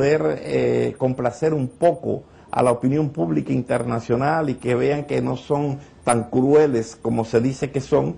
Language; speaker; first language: Spanish; native; Spanish